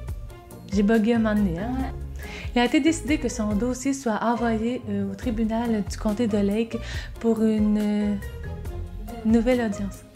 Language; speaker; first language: French; native; French